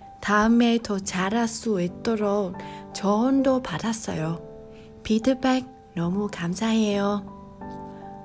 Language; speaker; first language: Korean; non-native, learner; Vietnamese